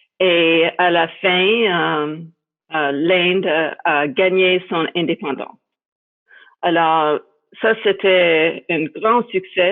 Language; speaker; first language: French; non-native, fluent; English